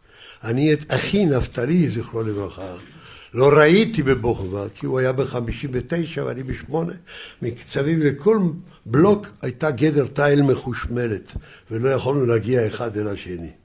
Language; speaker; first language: Hebrew; early bilingual, other home language; Yiddish